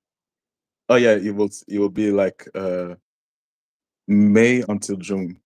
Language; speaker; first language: English; non-native, local second language; French